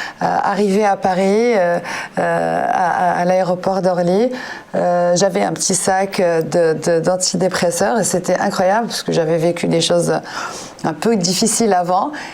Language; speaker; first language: French; non-native, local second language; Arabic